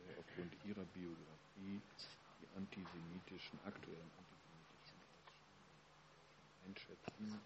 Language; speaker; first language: German; native; German